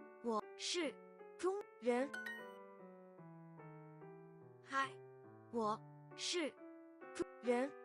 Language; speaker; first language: Chinese; non-native, learner; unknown